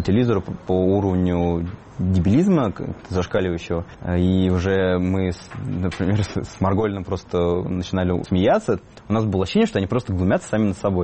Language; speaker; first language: Russian; native; Russian